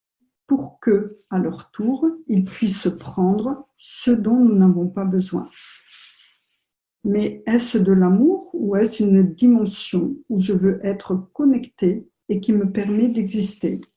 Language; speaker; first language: French; native; French